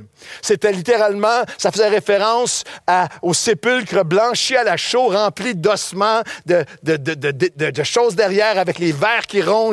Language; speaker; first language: French; native; French